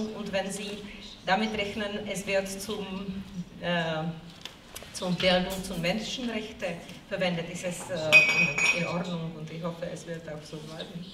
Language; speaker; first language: German; non-native, fluent; Czech